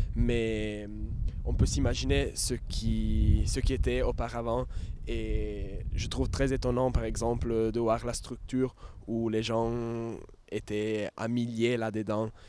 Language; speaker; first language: French; non-native, fluent; Italian